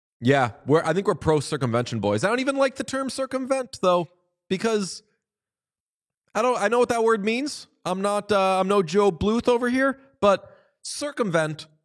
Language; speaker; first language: English; native; English